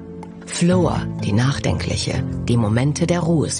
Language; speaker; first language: German; native; German